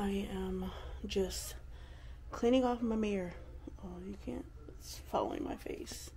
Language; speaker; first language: English; native; English